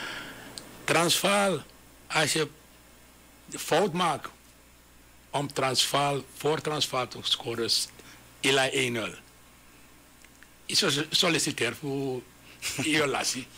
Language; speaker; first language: Dutch; non-native, local second language; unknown